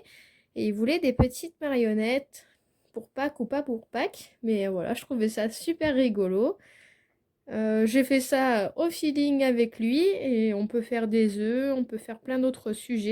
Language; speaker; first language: French; native; French